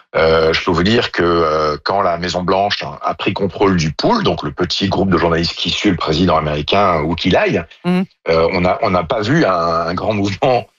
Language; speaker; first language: French; native; French